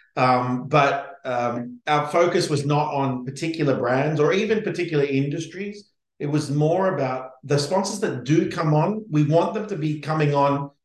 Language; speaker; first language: English; native; English